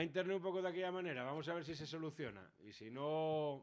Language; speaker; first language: Spanish; native; Spanish